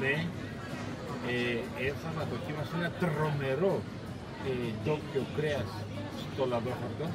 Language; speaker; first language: Greek; early bilingual, heritage; English